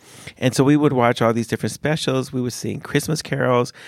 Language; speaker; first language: English; native; English